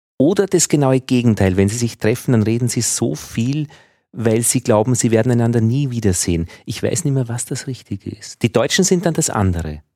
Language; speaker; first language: German; native; German